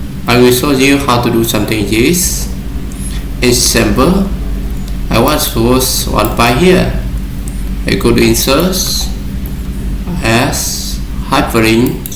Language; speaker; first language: English; non-native, learner; Vietnamese